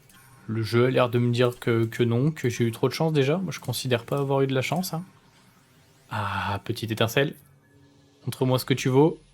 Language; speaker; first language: French; native; French